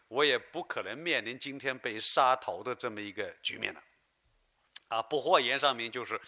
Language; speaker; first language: Chinese; native; Chinese